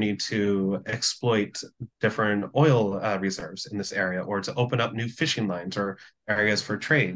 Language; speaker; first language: English; native; English